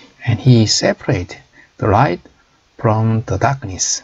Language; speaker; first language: English; non-native, fluent; Korean